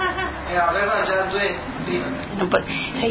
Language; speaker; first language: Italian; early bilingual, heritage; Italian